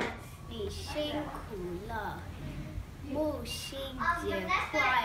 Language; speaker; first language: Chinese; non-native, learner; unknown